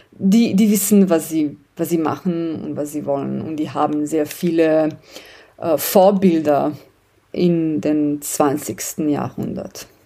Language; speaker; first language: German; non-native, fluent; Slovenian